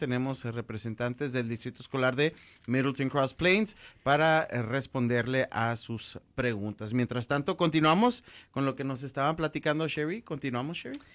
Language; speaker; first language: Spanish; native; Spanish